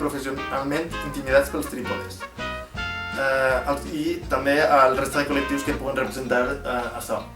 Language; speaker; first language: Catalan; native; Catalan